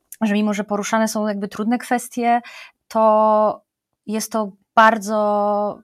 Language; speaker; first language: Polish; native; Polish